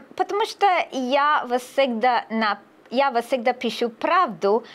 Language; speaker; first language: Russian; non-native, learner; English